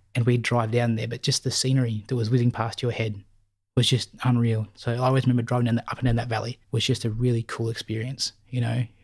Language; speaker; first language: English; native; English